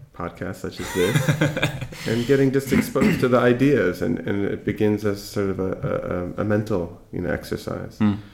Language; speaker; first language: English; native; English